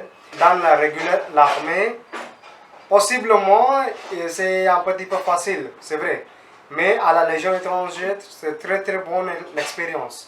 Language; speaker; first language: French; non-native, learner; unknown